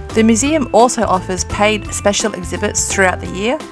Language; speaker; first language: English; native; English